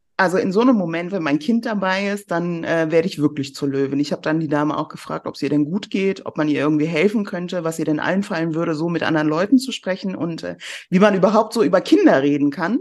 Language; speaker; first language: German; early bilingual, other home language; Persian